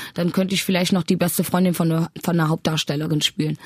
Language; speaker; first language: German; non-native, fluent; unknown